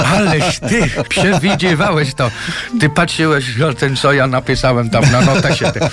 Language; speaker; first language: Polish; non-native, fluent; English